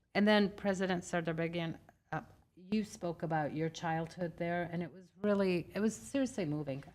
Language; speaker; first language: English; native; English